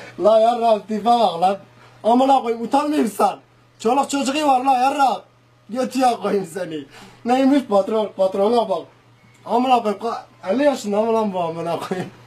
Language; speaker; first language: Turkish; non-native, local second language; Zaza